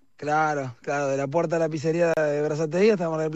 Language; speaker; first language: Spanish; native; Spanish